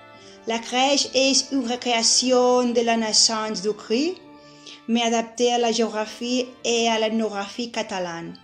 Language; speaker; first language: French; non-native, learner; Catalan